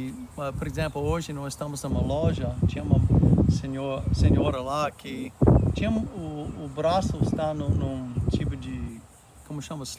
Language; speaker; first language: Portuguese; non-native, fluent; English